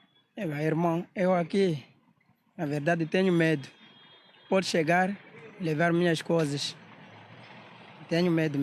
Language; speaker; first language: Portuguese; non-native, local second language; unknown